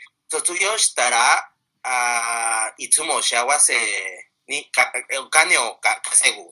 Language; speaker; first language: Japanese; non-native, fluent; Spanish